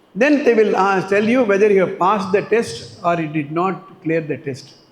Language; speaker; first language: English; non-native, local second language; Tamil